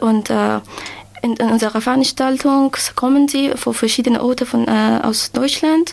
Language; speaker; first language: German; non-native, learner; Persian